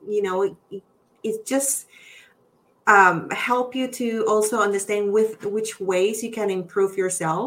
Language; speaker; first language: English; non-native, fluent; Spanish